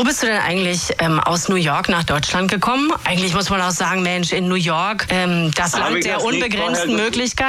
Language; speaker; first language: German; native; German